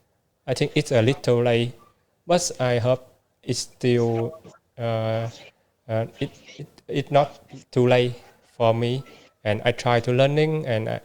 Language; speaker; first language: English; non-native, learner; Vietnamese